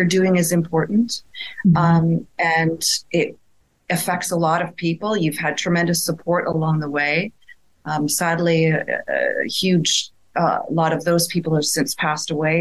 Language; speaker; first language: English; native; English